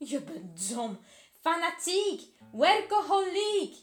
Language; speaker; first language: Dutch; non-native, learner; French